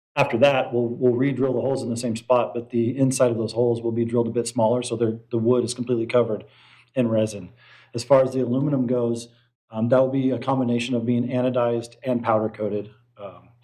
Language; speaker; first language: English; native; English